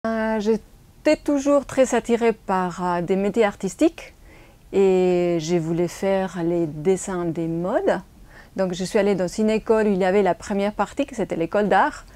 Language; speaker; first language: French; non-native, fluent; Spanish